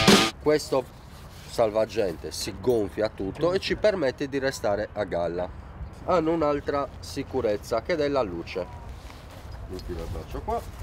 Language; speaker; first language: Italian; native; Italian